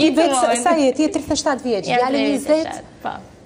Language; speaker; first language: Albanian; native; Albanian